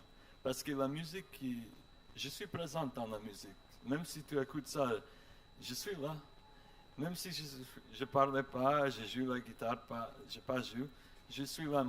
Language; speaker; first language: French; non-native, learner; English